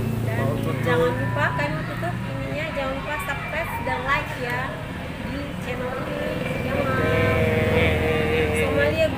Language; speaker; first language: Indonesian; non-native, local second language; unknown